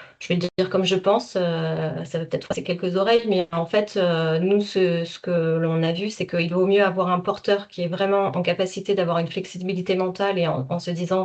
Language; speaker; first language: French; native; French